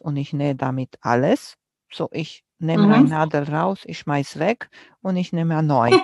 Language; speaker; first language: German; non-native, fluent; Romanian